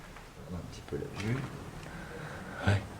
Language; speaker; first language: French; native; French